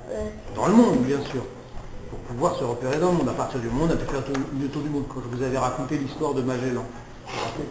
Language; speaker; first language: French; native; French